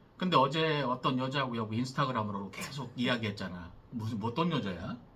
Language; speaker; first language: Korean; native; Korean